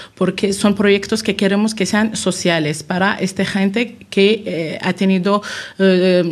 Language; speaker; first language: Spanish; non-native, fluent; Arabic